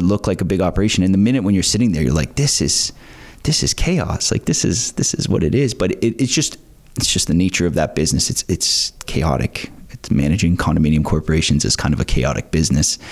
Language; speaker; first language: English; native; English